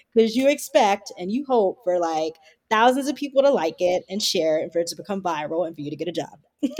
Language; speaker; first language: English; native; English